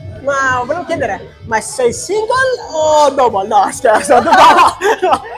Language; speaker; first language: Italian; non-native, learner; Filipino